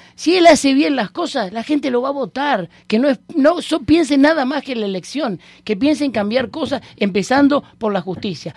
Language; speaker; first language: Spanish; native; Spanish